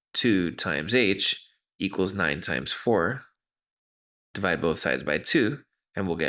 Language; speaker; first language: English; native; English